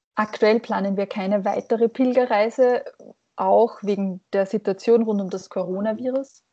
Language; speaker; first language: German; native; German